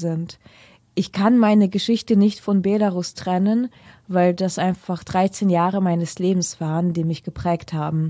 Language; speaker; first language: German; non-native, fluent; Russian